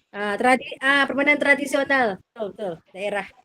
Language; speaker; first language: Malay; native; Malay